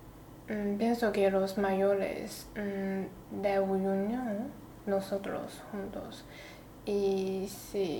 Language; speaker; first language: Spanish; non-native, learner; Chinese